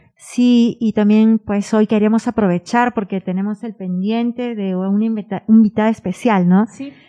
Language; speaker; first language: Spanish; native; Spanish